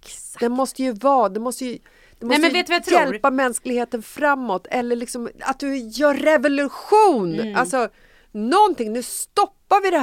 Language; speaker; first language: Swedish; native; Swedish